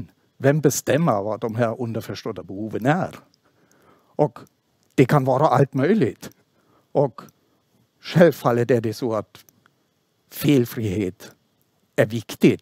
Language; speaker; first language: Swedish; non-native, fluent; German